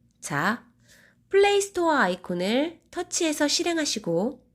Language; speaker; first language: Korean; native; Korean